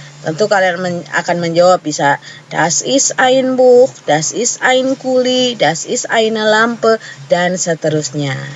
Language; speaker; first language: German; non-native, fluent; Indonesian